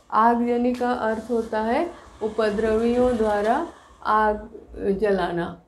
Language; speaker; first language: Hindi; native; Hindi